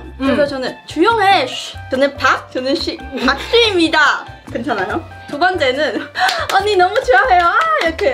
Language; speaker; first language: Korean; non-native, learner; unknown